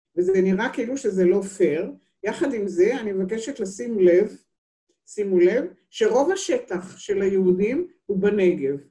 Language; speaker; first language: Hebrew; native; Hebrew